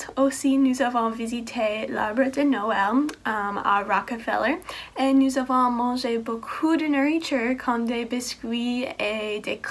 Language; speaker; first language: French; non-native, learner; English